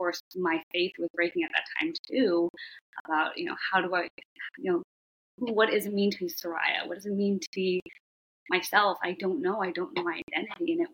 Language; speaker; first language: English; native; English